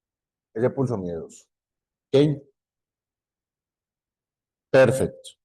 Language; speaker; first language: Spanish; native; Spanish